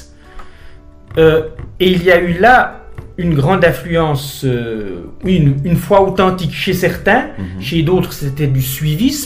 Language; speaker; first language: French; native; French